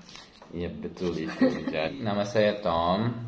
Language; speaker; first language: Indonesian; non-native, learner; English